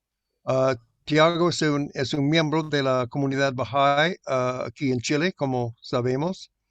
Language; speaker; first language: Spanish; non-native, fluent; English